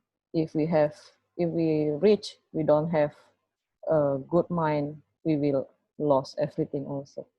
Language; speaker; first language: English; non-native, fluent; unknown